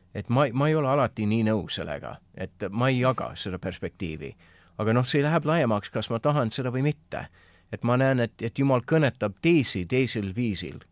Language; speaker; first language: Estonian; non-native, fluent; English